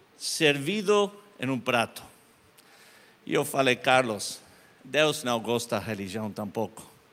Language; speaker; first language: Portuguese; non-native, learner; Spanish